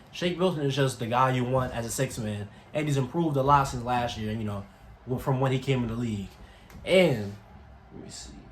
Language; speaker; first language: English; native; English